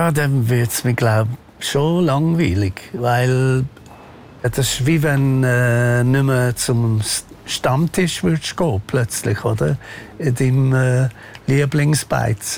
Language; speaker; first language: German; non-native, fluent; Maltese